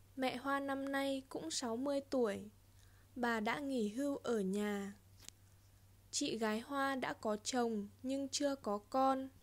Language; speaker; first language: Vietnamese; native; Vietnamese